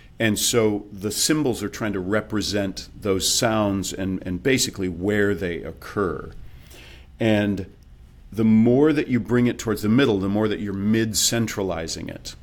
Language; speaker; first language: English; native; English